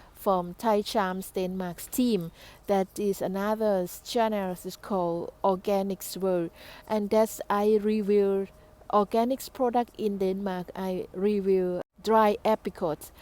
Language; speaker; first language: English; non-native, learner; Thai